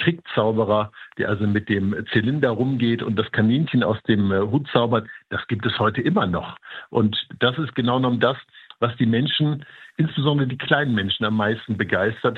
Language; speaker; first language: German; native; German